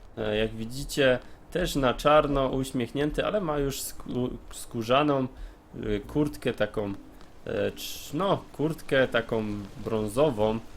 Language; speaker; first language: Polish; native; Polish